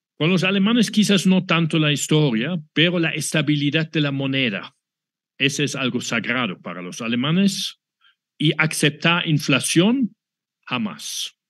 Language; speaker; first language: Spanish; non-native, fluent; German